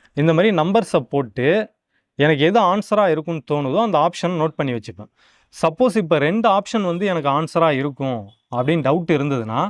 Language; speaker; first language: Tamil; native; Tamil